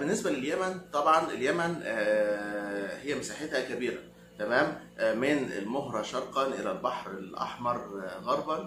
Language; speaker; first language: Arabic; native; Arabic